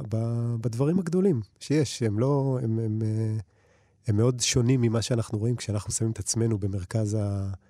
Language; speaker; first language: Hebrew; early bilingual, other home language; Russian